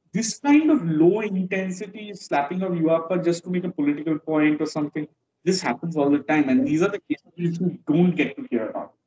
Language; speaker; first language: English; non-native, local second language; Bangla